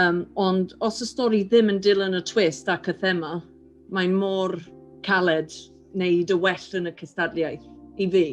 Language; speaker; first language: Welsh; non-native, learner; English